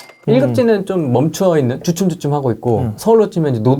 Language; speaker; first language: Korean; native; Korean